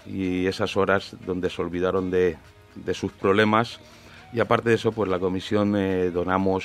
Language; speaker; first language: Spanish; native; Spanish